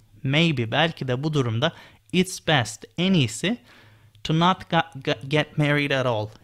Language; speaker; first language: English; non-native, fluent; Turkish